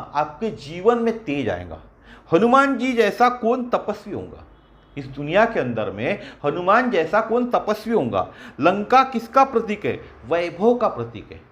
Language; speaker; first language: Hindi; non-native, local second language; Marathi